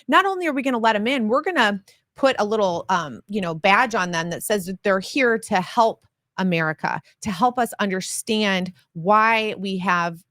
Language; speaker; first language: English; native; English